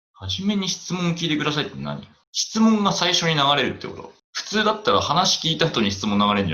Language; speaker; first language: Japanese; native; Japanese